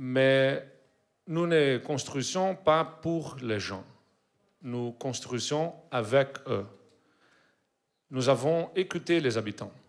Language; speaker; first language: French; non-native, learner; Portuguese